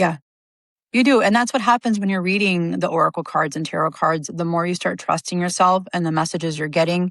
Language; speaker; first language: English; native; English